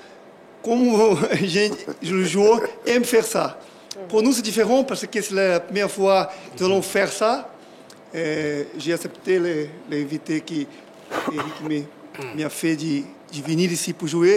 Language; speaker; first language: French; non-native, learner; Portuguese